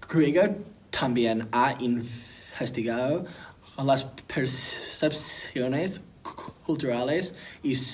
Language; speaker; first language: Spanish; non-native, learner; English